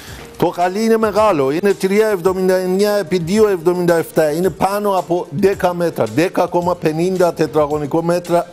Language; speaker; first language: Greek; non-native, learner; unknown